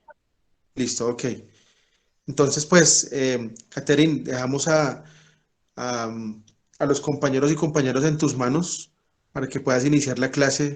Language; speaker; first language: Spanish; native; Spanish